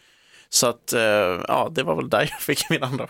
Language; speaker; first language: Swedish; native; Swedish